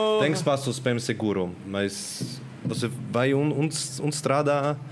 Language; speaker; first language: Portuguese; non-native, learner; Swiss German